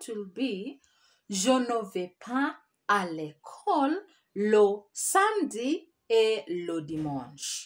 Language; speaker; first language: French; non-native, fluent; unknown